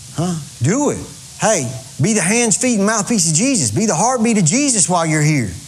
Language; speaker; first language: English; native; English